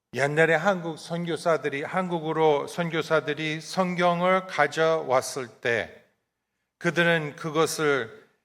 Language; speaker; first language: Korean; non-native, fluent; English